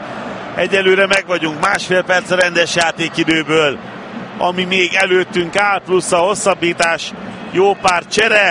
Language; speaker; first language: Hungarian; native; Hungarian